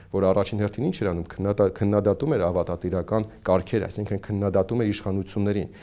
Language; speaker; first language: Armenian; native; Armenian